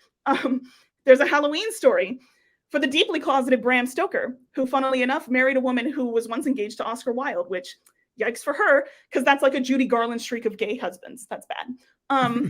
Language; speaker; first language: English; native; English